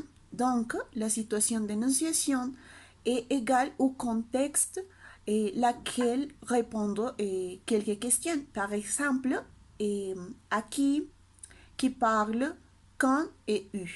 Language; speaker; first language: French; non-native, learner; Spanish